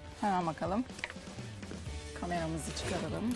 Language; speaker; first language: Turkish; native; Turkish